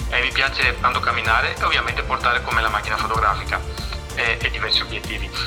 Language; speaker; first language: Italian; non-native, fluent; Greek